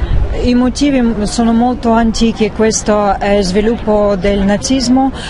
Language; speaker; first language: Italian; non-native, learner; Russian